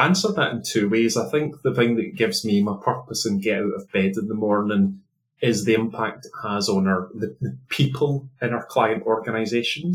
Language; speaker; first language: English; native; English